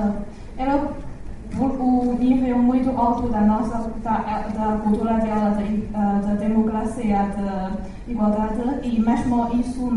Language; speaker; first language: Portuguese; non-native, learner; Chinese